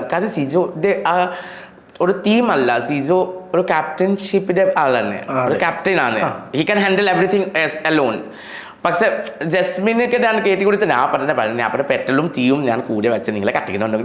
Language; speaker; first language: Malayalam; non-native, local second language; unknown